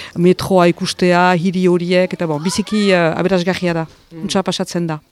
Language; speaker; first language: Basque; native; Basque